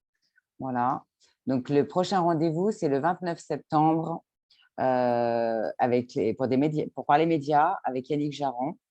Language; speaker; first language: French; native; French